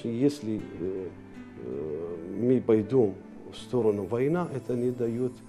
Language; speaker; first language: Russian; non-native, learner; Arabic